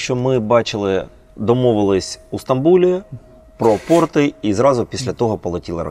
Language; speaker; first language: Ukrainian; native; Ukrainian